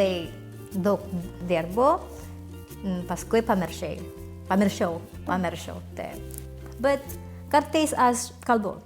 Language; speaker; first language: Lithuanian; non-native, learner; Cebuano